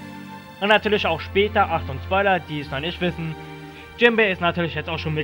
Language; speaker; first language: German; native; German